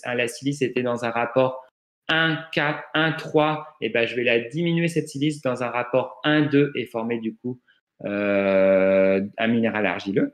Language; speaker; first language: French; native; French